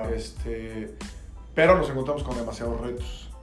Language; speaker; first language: Spanish; native; Spanish